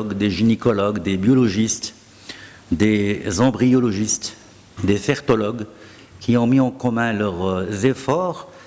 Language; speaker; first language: French; non-native, local second language; Arabic